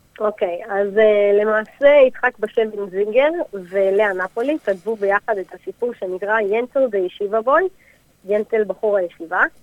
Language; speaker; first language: Hebrew; native; Hebrew